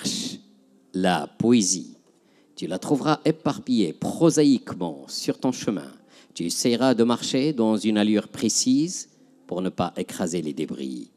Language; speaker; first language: French; non-native, local second language; Arabic